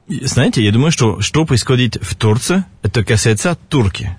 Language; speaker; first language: Russian; non-native, fluent; French